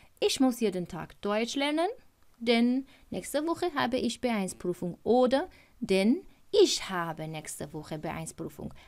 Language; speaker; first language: German; non-native, fluent; Persian